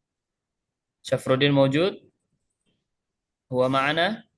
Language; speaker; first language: Arabic; non-native, fluent; Indonesian